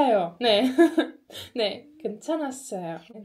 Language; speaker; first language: Korean; non-native, learner; German